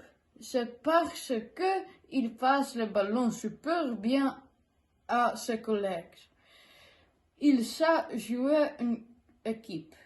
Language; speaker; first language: French; non-native, learner; Dutch